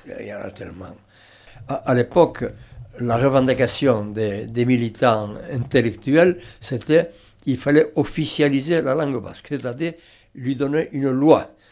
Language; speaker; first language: French; non-native, local second language; Basque